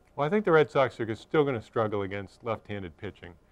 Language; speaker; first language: English; native; English